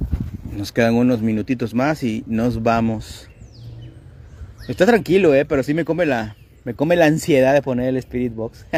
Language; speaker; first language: Spanish; native; Spanish